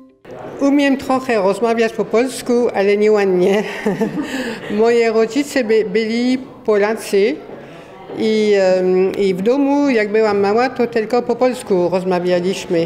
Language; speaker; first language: Polish; early bilingual, heritage; Polish